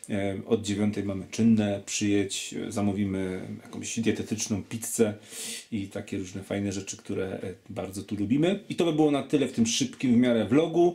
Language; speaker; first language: Polish; native; Polish